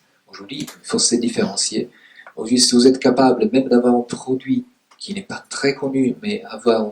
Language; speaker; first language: French; native; French